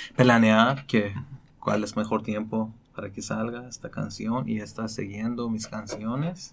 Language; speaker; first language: Spanish; non-native, learner; Persian